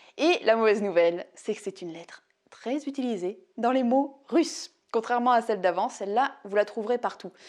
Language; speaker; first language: French; native; French